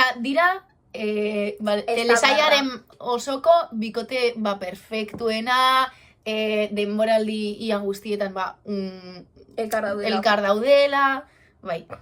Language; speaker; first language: Basque; non-native, local second language; Spanish